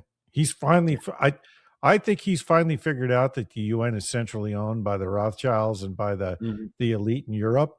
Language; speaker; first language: English; native; English